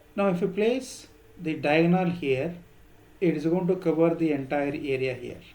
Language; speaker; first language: English; non-native, local second language; Kannada